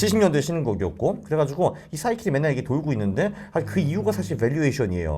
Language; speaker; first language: Korean; native; Korean